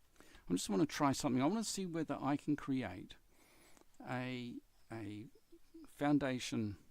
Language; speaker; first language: English; native; English